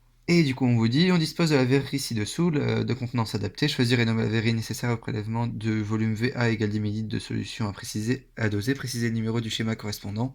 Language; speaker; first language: French; native; French